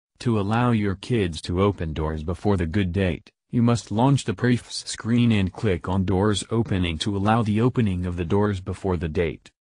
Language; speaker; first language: English; non-native, fluent; French